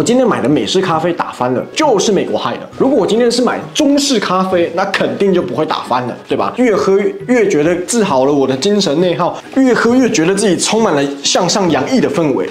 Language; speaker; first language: Chinese; native; Chinese